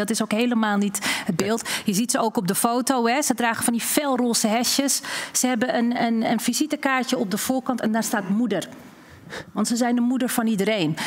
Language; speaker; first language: Dutch; native; Dutch